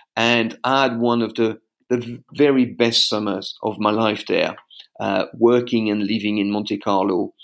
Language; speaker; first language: English; non-native, fluent; French